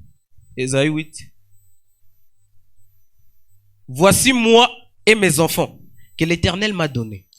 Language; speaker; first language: French; non-native, local second language; Swahili